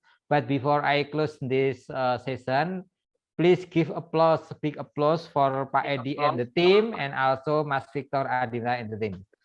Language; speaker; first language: English; non-native, fluent; Indonesian